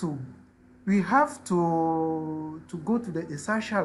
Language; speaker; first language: English; non-native, learner; French